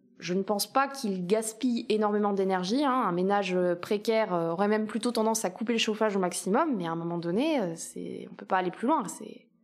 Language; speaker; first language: French; native; French